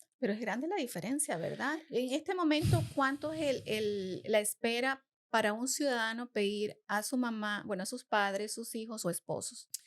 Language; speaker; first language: Spanish; native; Spanish